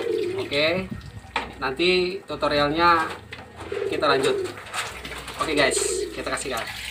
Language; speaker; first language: Indonesian; native; Indonesian